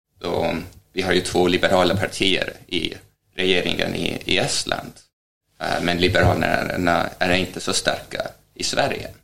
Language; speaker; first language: Swedish; non-native, fluent; Estonian